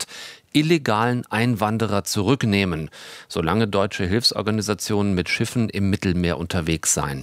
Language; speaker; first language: German; native; German